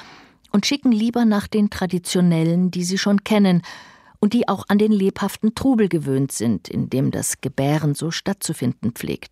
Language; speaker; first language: German; native; German